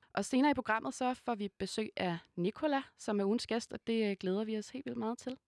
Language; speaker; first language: Danish; native; Danish